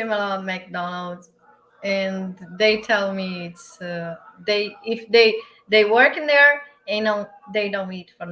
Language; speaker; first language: English; non-native, learner; Portuguese